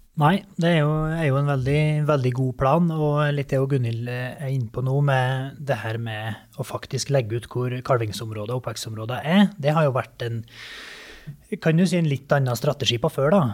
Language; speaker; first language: Norwegian; native; Norwegian